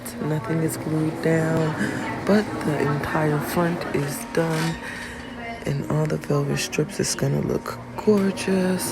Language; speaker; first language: English; native; English